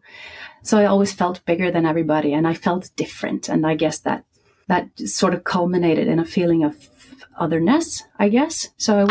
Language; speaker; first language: English; non-native, fluent; Icelandic